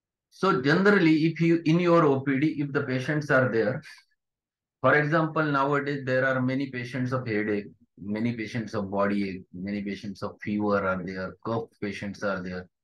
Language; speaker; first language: English; non-native, local second language; Marathi